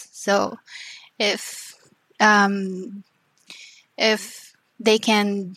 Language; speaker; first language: English; non-native, local second language; Filipino